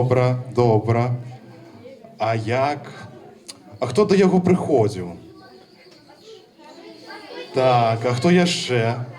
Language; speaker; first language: Belarusian; non-native, local second language; Russian